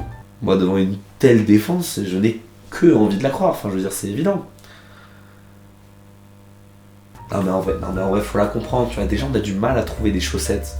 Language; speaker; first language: French; native; French